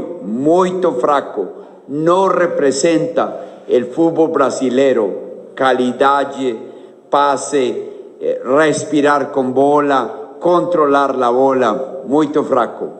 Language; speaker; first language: Portuguese; non-native, learner; Spanish